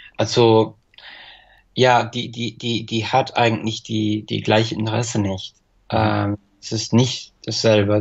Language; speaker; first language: German; non-native, fluent; English